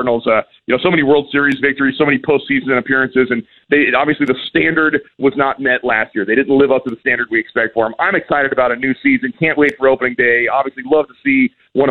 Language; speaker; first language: English; native; English